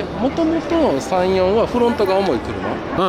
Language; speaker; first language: Japanese; native; Japanese